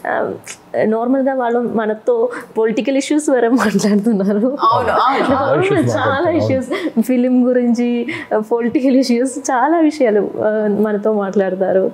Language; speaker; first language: Telugu; non-native, learner; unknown